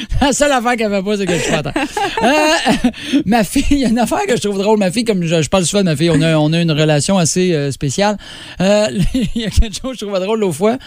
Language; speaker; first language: French; native; French